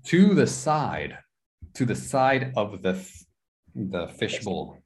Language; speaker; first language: English; non-native, fluent; Spanish